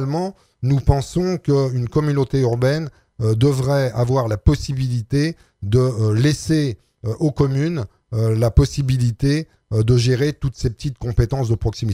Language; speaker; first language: French; native; French